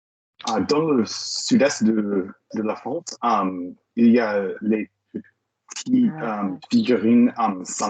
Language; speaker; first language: French; non-native, learner; English